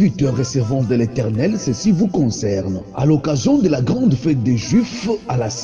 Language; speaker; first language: French; non-native, local second language; Lingala